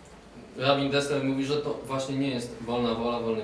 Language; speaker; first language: Polish; native; Polish